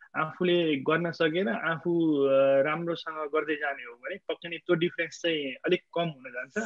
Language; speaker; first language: Nepali; native; Nepali